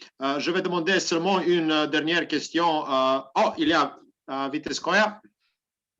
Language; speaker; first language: French; non-native, learner; Serbian